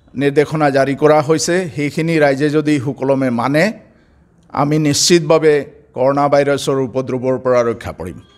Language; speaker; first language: Assamese; non-native, local second language; Bangla